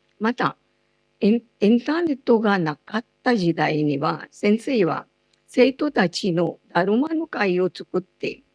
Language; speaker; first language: Japanese; non-native, fluent; Marathi